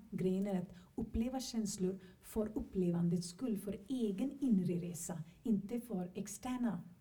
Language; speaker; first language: Swedish; non-native, fluent; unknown